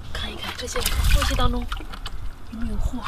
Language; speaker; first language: Chinese; native; Chinese